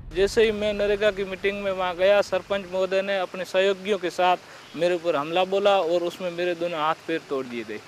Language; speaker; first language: Hindi; native; Hindi